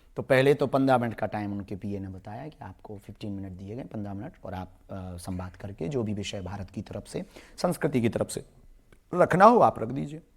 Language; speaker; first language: Hindi; native; Hindi